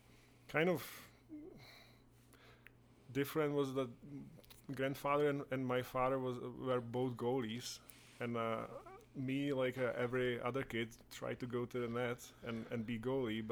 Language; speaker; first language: English; non-native, fluent; Czech